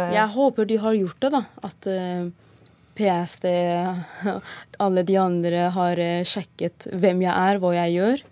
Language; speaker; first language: Norwegian; non-native, fluent; Persian